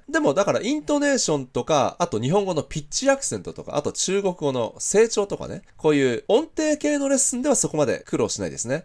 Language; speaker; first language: Japanese; native; Japanese